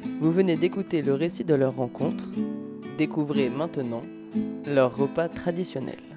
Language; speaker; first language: French; native; French